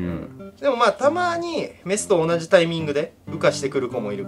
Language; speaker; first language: Japanese; native; Japanese